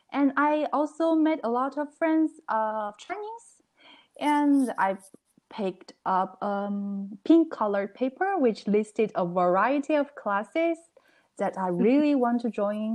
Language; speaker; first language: English; non-native, learner; Chinese